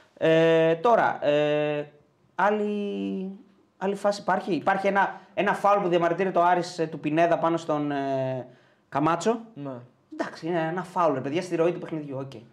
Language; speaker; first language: Greek; native; Greek